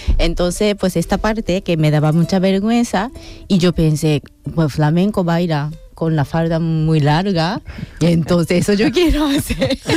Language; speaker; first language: Spanish; non-native, fluent; Japanese